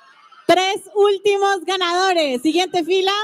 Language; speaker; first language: Spanish; native; Spanish